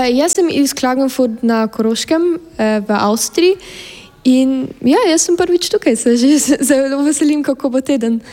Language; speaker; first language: Slovenian; early bilingual, heritage; German